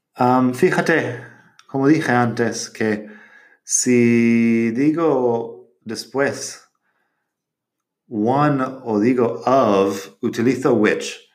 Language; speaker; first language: Spanish; non-native, fluent; English